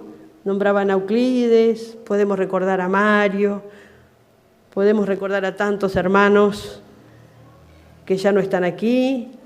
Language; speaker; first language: Spanish; native; Spanish